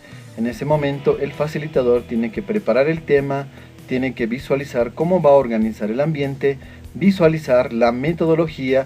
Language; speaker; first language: Spanish; native; Spanish